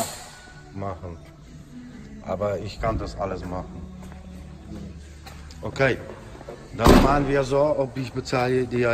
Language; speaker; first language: German; non-native, learner; Polish